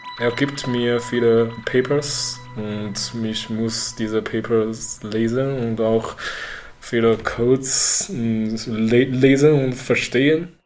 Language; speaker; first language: German; non-native, learner; Chinese